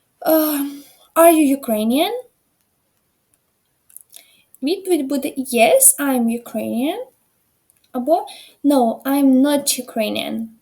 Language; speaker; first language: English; non-native, fluent; Ukrainian